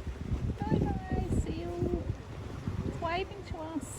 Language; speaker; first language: English; native; English